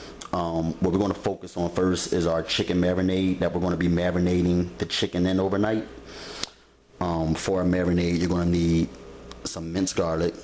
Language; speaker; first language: English; native; English